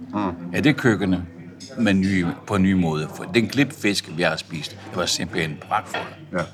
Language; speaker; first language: Danish; non-native, fluent; Italian